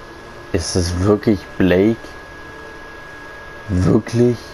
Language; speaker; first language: German; native; German